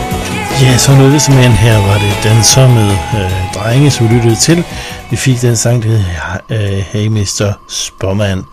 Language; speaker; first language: Danish; native; Danish